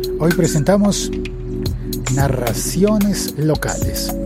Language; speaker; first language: Spanish; native; Spanish